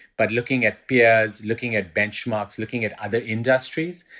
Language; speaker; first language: English; non-native, local second language; Urdu